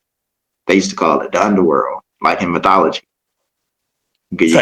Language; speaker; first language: English; native; English